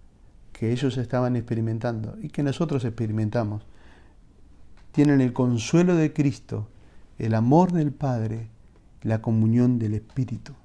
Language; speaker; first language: Spanish; native; Spanish